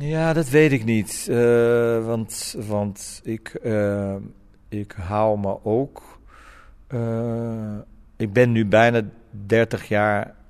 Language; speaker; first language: Dutch; non-native, fluent; Portuguese